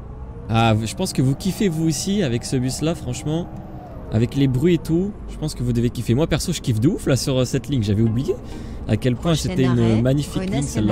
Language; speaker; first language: French; native; French